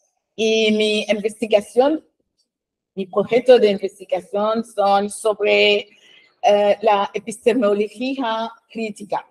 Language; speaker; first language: Spanish; non-native, fluent; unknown